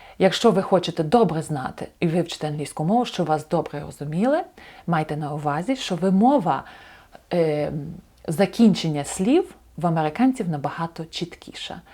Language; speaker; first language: Ukrainian; native; Ukrainian